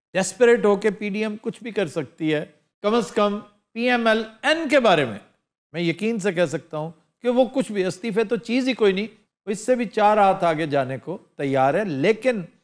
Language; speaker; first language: Urdu; non-native, local second language; Punjabi